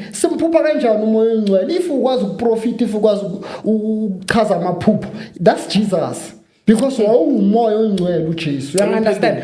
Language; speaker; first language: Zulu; native; Zulu